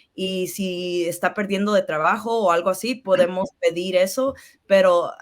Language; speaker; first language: Spanish; early bilingual, heritage; Spanish